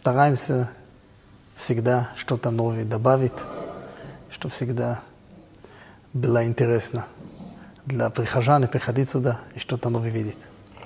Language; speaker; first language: Russian; non-native, fluent; Hebrew